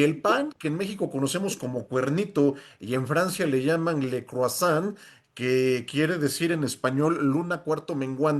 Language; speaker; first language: Spanish; native; Spanish